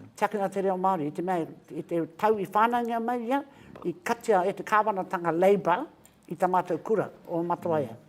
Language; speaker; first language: Māori; native; Māori